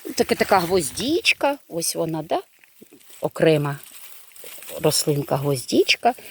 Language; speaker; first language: Ukrainian; native; Ukrainian